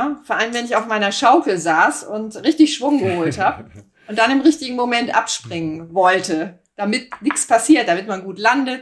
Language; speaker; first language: German; native; German